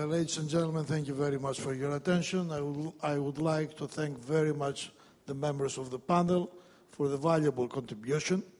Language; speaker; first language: English; non-native, fluent; Greek